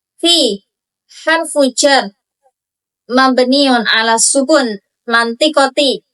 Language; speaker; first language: Arabic; non-native, learner; Indonesian